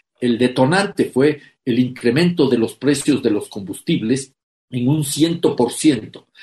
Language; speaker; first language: Spanish; native; Spanish